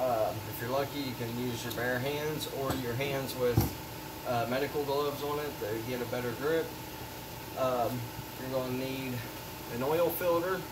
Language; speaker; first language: English; native; English